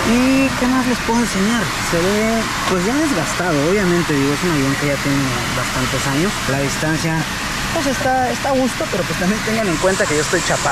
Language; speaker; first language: Spanish; native; Spanish